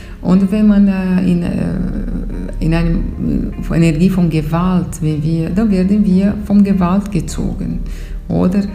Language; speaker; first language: German; non-native, fluent; Portuguese